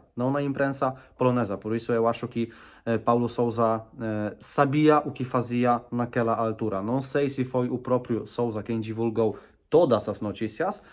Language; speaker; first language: Portuguese; non-native, fluent; Polish